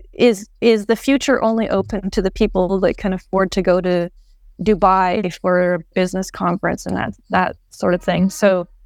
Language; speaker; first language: English; native; English